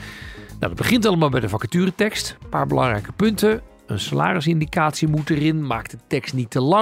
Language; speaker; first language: Dutch; native; Dutch